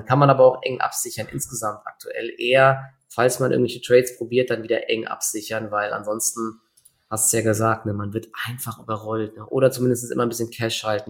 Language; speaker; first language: German; native; German